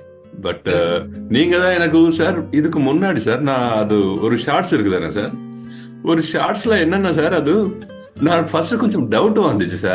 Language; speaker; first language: Tamil; non-native, learner; Telugu